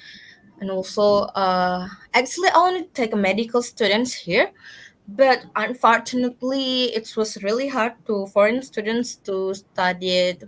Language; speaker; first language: English; non-native, learner; Indonesian